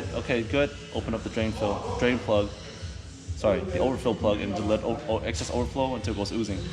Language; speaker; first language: English; native; English